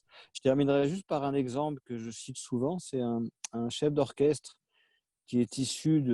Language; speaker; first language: French; native; French